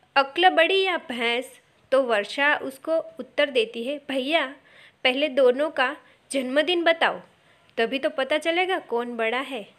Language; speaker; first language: Hindi; non-native, local second language; Gujarati